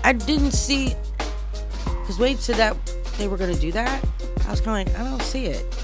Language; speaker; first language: English; native; English